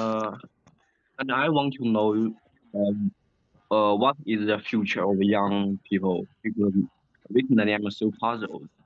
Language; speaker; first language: English; non-native, learner; Chinese